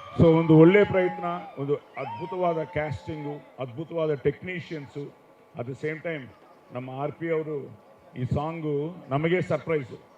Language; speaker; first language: Kannada; non-native, local second language; Telugu